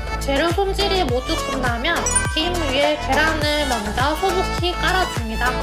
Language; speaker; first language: Korean; native; Korean